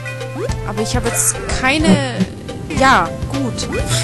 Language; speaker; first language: German; native; German